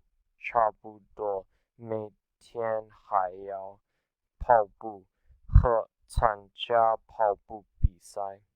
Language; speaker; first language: Chinese; non-native, learner; English